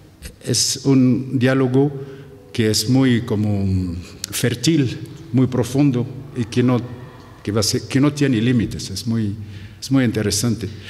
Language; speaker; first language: Spanish; non-native, fluent; Arabic